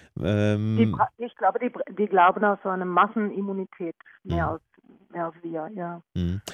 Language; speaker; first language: German; non-native, learner; Norwegian